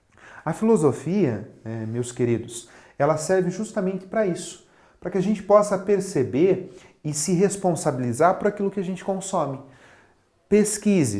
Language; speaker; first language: Portuguese; native; Portuguese